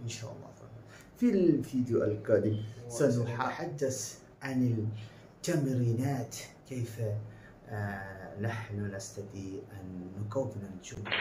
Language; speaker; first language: Arabic; non-native, fluent; Bangla